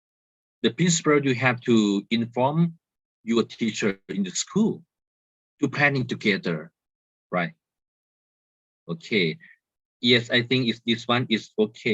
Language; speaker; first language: English; non-native, learner; Thai